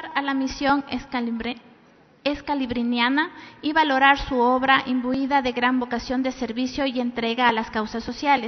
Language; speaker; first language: Spanish; native; Spanish